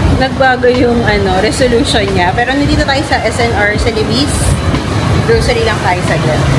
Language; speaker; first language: Filipino; native; Filipino